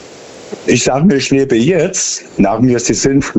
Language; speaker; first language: German; native; German